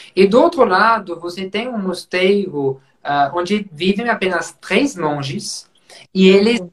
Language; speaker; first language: Portuguese; non-native, fluent; French